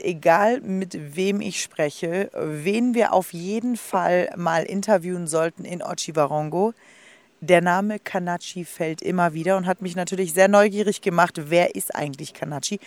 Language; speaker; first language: German; native; German